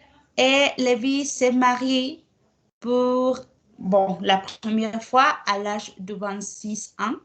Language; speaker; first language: French; non-native, learner; Spanish